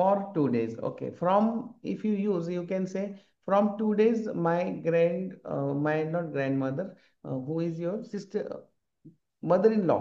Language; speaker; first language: English; non-native, local second language; Marathi